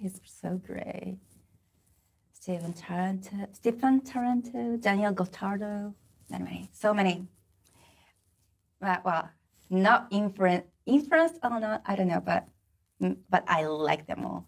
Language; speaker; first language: English; non-native, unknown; Japanese